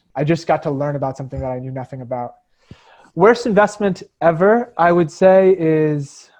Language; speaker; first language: English; native; English